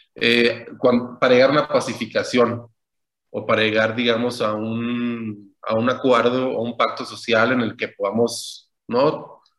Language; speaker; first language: Spanish; native; Spanish